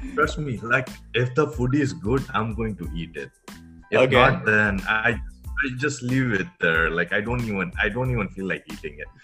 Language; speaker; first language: English; non-native, local second language; Gujarati